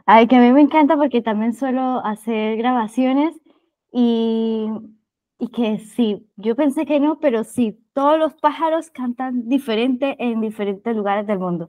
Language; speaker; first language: Spanish; native; Spanish